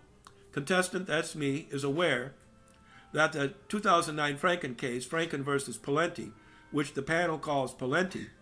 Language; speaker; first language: English; native; English